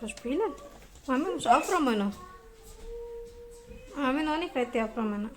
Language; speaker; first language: German; non-native, learner; Indonesian